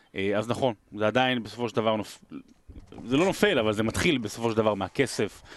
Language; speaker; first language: Hebrew; native; Hebrew